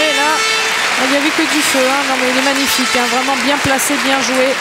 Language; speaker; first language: French; native; French